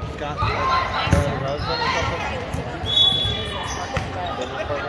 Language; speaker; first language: English; native; English